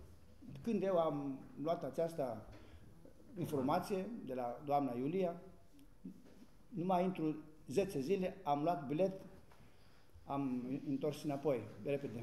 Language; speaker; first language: Romanian; non-native, learner; Greek